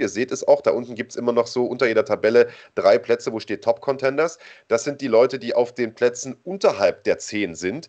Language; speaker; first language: German; native; German